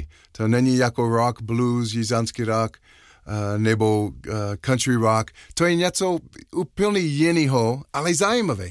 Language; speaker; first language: Czech; non-native, fluent; English